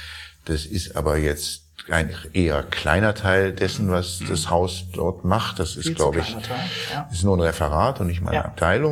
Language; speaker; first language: German; native; German